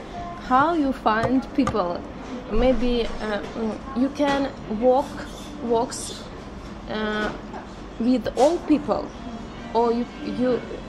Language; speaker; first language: English; non-native, learner; Russian